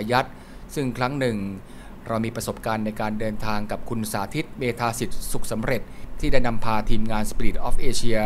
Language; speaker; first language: Thai; native; Thai